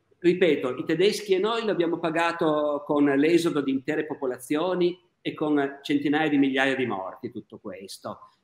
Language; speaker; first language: Italian; native; Italian